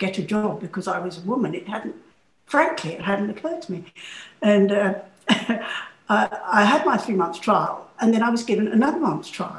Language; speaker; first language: English; native; English